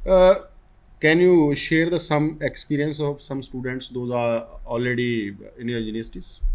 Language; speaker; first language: English; non-native, local second language; Punjabi